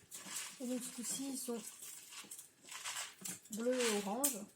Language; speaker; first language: French; native; French